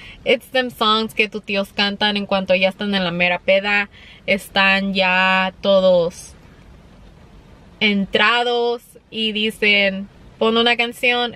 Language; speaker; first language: Spanish; early bilingual, heritage; Spanish